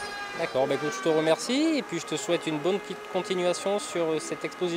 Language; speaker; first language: French; native; French